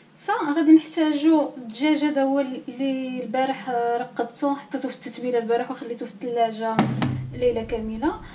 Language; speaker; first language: Arabic; native; Arabic